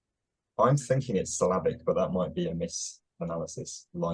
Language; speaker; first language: English; native; English